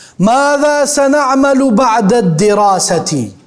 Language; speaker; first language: Arabic; non-native, fluent; Urdu